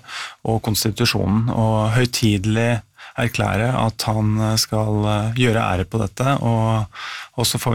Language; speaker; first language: Norwegian; native; Norwegian